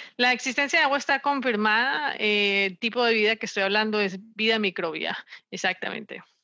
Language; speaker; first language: Spanish; native; Spanish